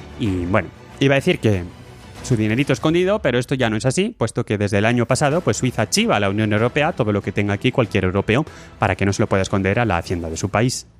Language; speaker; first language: Spanish; native; Spanish